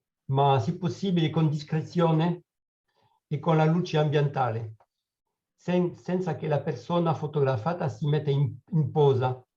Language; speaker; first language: Italian; non-native, learner; French